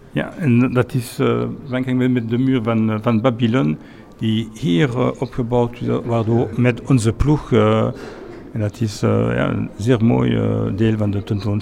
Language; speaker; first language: Dutch; non-native, learner; French